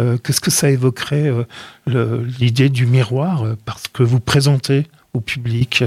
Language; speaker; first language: French; native; French